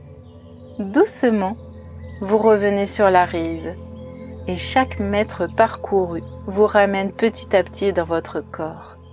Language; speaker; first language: French; native; French